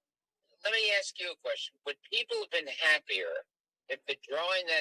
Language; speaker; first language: English; native; English